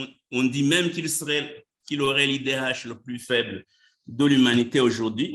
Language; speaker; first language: French; non-native, local second language; Rundi